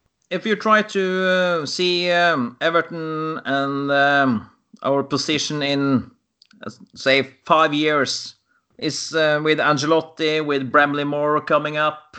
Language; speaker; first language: English; non-native, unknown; Norwegian